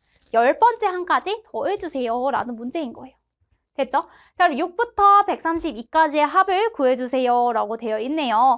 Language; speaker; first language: Korean; native; Korean